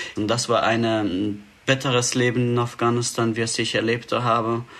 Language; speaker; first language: German; non-native, fluent; Persian